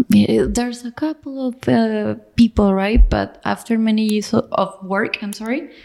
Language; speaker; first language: English; non-native, fluent; Spanish